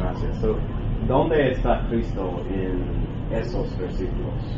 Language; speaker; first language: Spanish; non-native, learner; English